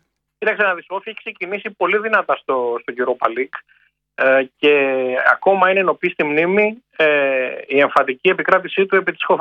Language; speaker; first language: Greek; native; Greek